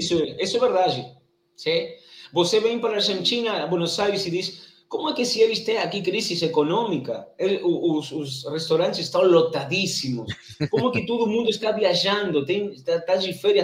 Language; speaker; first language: Portuguese; non-native, learner; Spanish